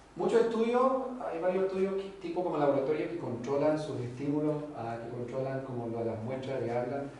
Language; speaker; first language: Spanish; non-native, fluent; English